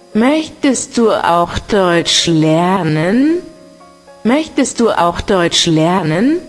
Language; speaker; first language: German; non-native, learner; Vietnamese